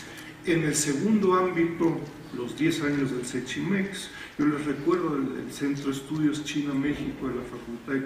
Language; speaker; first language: Spanish; native; Spanish